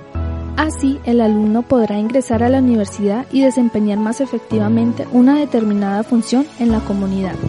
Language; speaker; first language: Spanish; native; Spanish